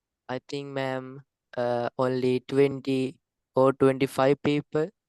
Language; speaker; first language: English; non-native, learner; Sinhala